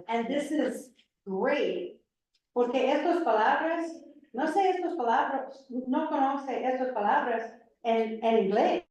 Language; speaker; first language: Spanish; non-native, fluent; English